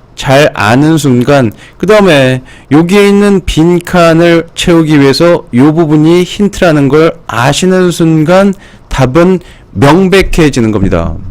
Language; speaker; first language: Korean; native; Korean